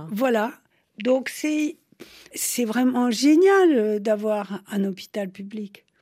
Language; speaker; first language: French; native; French